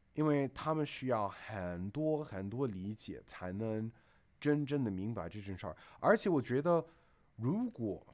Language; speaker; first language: Chinese; non-native, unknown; English